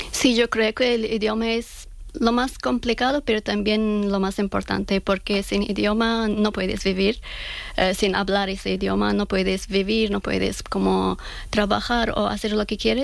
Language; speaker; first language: Spanish; non-native, fluent; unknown